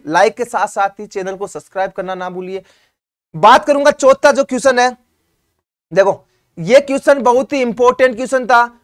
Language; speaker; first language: Hindi; native; Hindi